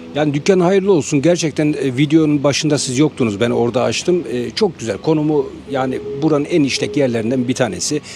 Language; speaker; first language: Turkish; native; Turkish